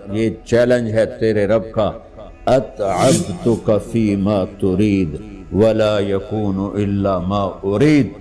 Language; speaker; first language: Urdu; non-native, local second language; Punjabi